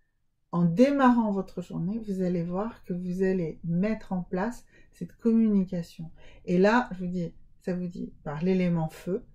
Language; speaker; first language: French; native; French